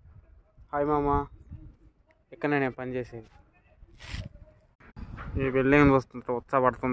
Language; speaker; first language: Telugu; native; Telugu